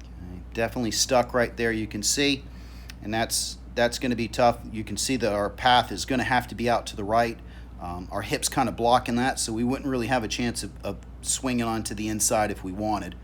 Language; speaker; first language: English; native; English